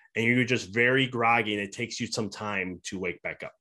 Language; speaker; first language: English; native; English